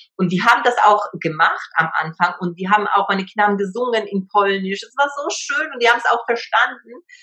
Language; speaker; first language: German; early bilingual, other home language; Polish